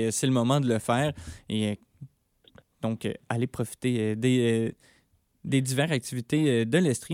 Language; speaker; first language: French; native; French